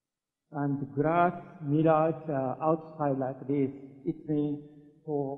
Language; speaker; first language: English; non-native, learner; Japanese